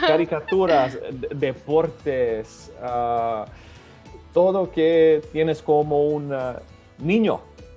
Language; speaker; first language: Spanish; early bilingual, other home language; Serbian